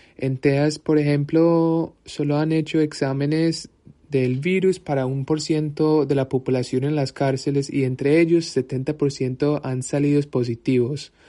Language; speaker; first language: Spanish; early bilingual, heritage; Spanish